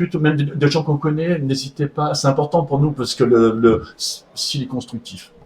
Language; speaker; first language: French; native; French